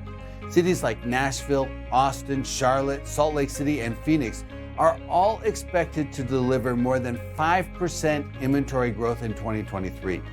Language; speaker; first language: English; native; English